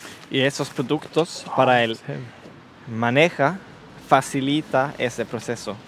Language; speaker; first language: Spanish; non-native, learner; Swedish